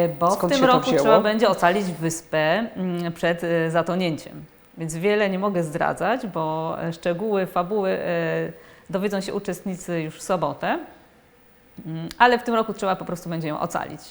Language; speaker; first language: Polish; native; Polish